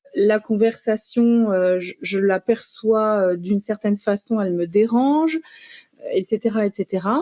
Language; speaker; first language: French; native; French